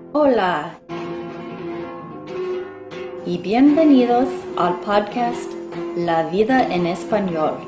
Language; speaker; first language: Spanish; non-native, fluent; English